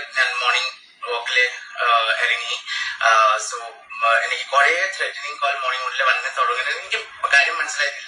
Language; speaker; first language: Malayalam; non-native, fluent; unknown